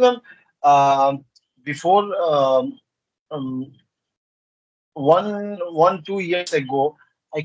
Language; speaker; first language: English; non-native, learner; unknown